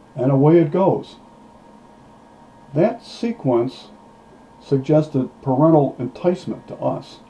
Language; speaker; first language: English; native; English